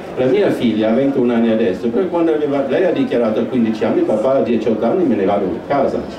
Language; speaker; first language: Italian; non-native, fluent; Swedish